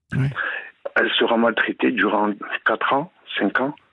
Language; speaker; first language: French; native; French